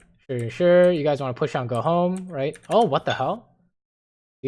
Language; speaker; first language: English; native; English